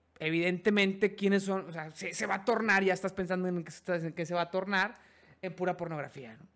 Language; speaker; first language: Spanish; native; Spanish